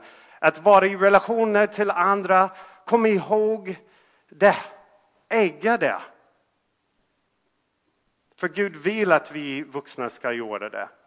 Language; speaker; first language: Swedish; non-native, fluent; English